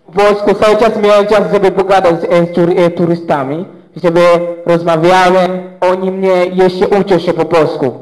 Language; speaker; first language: Polish; non-native, learner; Swahili